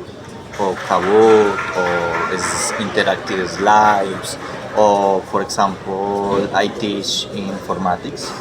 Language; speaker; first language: English; non-native, learner; Spanish